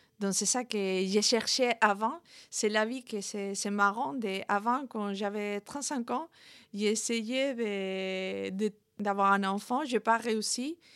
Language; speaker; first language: French; non-native, fluent; Spanish